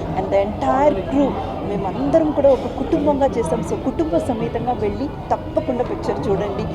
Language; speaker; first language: Telugu; native; Telugu